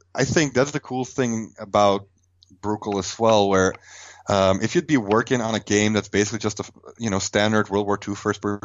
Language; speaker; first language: English; non-native, fluent; Dutch